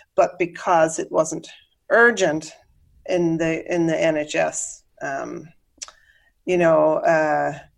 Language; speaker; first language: English; native; English